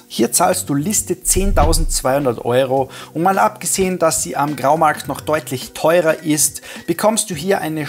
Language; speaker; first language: German; native; German